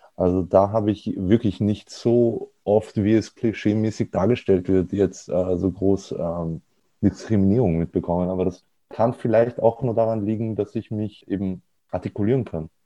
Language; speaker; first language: German; early bilingual, other home language; Arabic